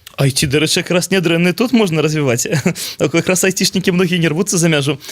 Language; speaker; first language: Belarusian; non-native, local second language; Russian